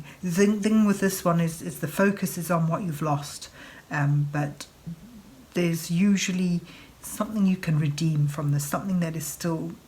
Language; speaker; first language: English; native; English